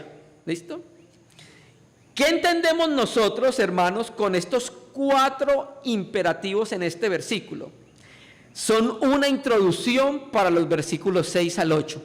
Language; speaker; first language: Spanish; native; Spanish